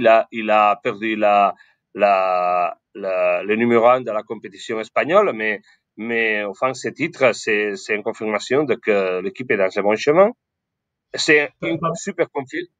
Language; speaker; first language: French; non-native, fluent; Spanish